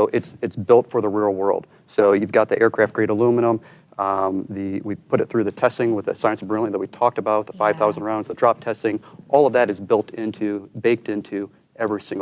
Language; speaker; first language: English; native; English